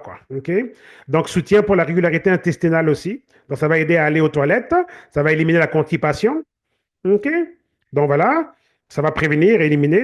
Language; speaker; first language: French; native; French